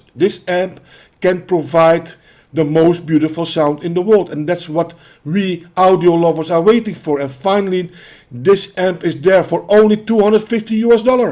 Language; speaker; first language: English; non-native, fluent; Dutch